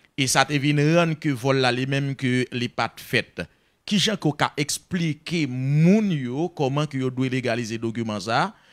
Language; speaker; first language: French; non-native, local second language; Haitian Creole